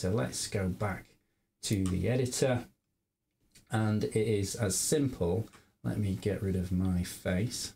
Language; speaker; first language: English; native; English